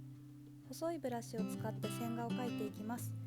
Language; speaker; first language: Japanese; native; Japanese